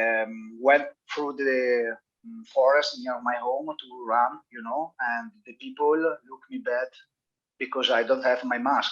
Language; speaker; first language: English; non-native, learner; Italian